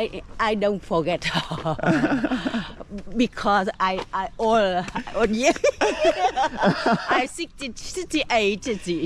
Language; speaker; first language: English; non-native, learner; Vietnamese